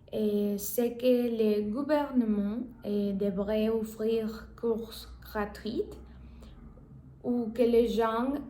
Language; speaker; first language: French; non-native, learner; Spanish